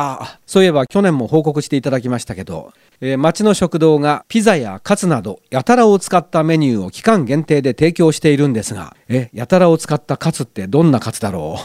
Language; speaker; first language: Japanese; native; Japanese